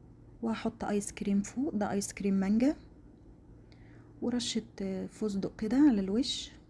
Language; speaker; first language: Arabic; native; Arabic